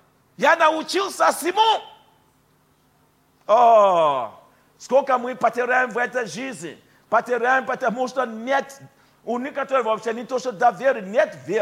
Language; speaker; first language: Russian; non-native, fluent; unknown